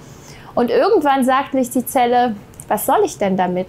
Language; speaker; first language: German; native; German